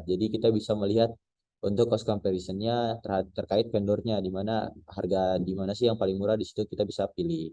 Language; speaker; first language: Indonesian; native; Indonesian